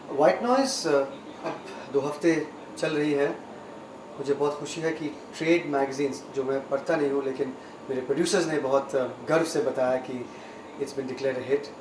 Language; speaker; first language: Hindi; non-native, local second language; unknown